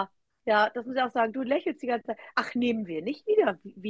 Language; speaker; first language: German; native; German